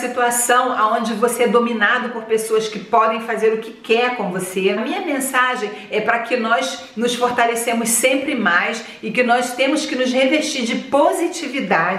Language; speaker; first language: Portuguese; native; Portuguese